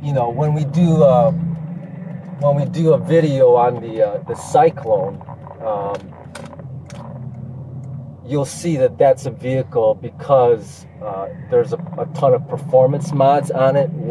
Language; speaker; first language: English; native; English